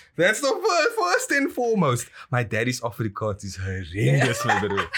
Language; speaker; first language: English; native; English